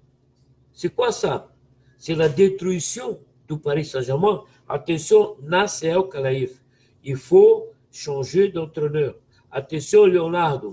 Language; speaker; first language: French; non-native, fluent; Portuguese